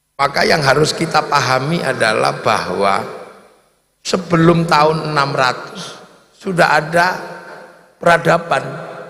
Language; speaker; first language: Indonesian; non-native, local second language; Javanese